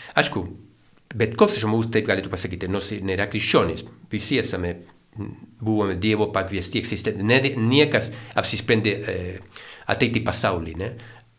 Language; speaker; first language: Lithuanian; non-native, fluent; Spanish